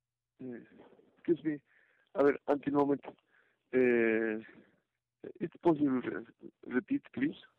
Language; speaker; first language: English; non-native, learner; Spanish